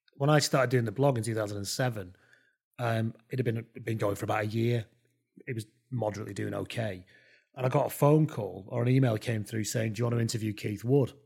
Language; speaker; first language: English; native; English